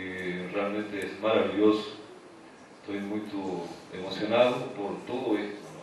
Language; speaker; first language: Portuguese; non-native, fluent; Spanish